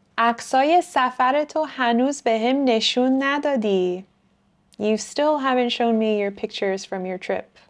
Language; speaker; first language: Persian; native; Persian